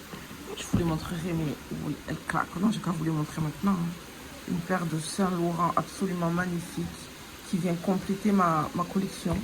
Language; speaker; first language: French; native; French